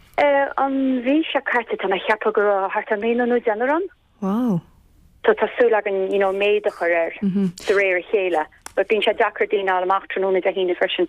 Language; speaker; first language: Irish; native; Irish